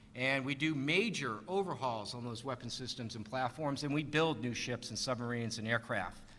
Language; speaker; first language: English; native; English